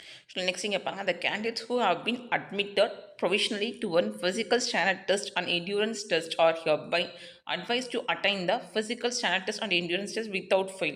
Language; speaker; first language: English; non-native, local second language; Tamil